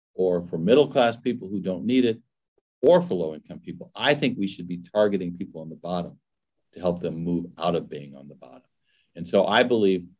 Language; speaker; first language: English; native; English